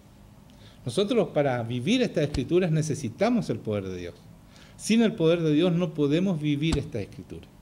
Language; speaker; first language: Spanish; native; Spanish